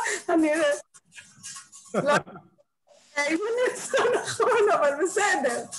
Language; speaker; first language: Hebrew; non-native, fluent; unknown